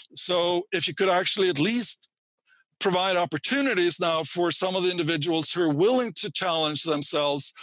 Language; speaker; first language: English; non-native, fluent; Swedish